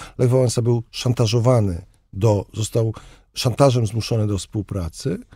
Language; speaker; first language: Polish; native; Polish